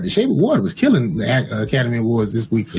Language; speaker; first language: English; native; English